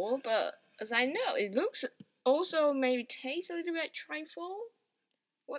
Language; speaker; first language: English; non-native, fluent; Chinese